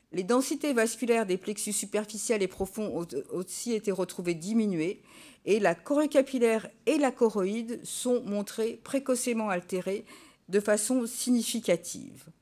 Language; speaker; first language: French; native; French